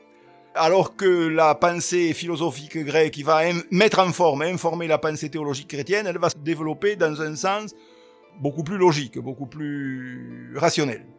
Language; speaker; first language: French; native; French